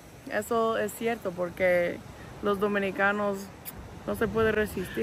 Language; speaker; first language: Spanish; non-native, fluent; English